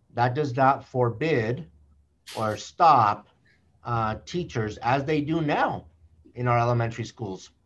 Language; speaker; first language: English; native; English